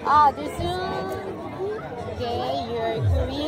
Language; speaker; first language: English; non-native, fluent; Korean